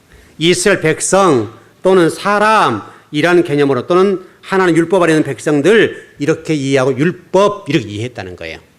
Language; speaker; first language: Korean; native; Korean